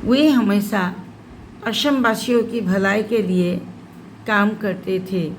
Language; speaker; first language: Hindi; non-native, local second language; Assamese